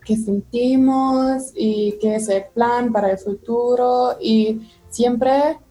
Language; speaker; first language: Spanish; non-native, learner; German